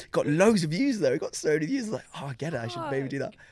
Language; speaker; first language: English; non-native, local second language; French